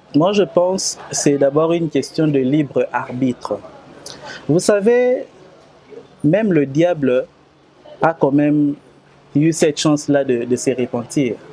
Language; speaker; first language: French; non-native, local second language; Lingala